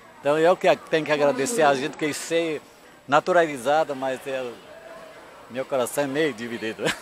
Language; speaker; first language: Portuguese; native; Portuguese